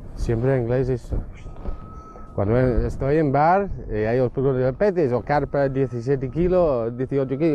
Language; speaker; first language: Spanish; non-native, learner; English